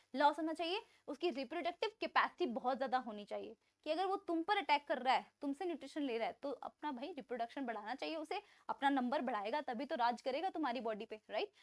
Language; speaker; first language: Hindi; native; Hindi